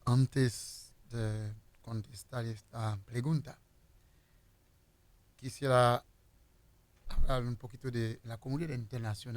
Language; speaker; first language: Spanish; non-native, fluent; Haitian Creole